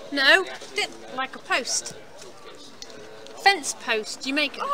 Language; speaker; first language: English; native; English